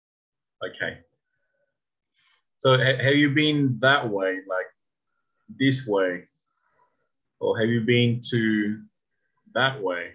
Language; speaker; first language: English; non-native, learner; Spanish